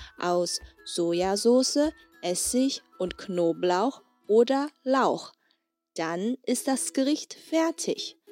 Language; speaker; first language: German; non-native, fluent; Chinese